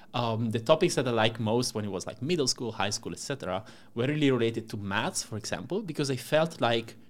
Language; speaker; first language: English; non-native, fluent; Italian